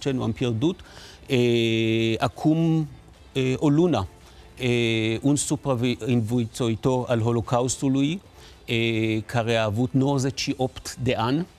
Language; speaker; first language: Romanian; non-native, fluent; Hebrew